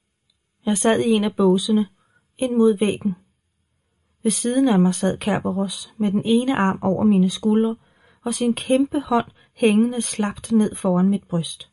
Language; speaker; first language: Danish; native; Danish